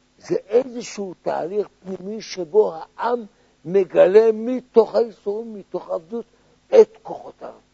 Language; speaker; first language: Hebrew; native; Hebrew